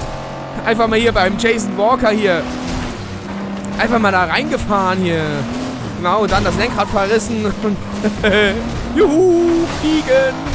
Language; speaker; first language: German; native; German